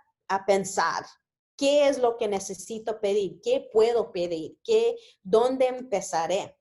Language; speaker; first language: Spanish; early bilingual, heritage; Spanish